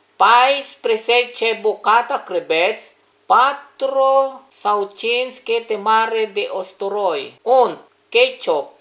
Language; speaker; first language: Romanian; non-native, learner; Filipino